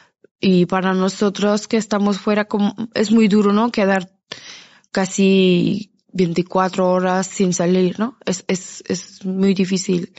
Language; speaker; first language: Spanish; non-native, fluent; Persian